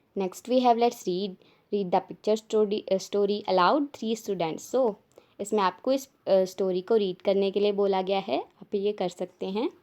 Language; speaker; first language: Hindi; native; Hindi